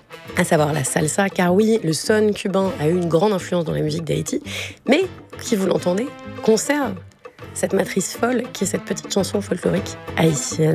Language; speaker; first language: French; native; French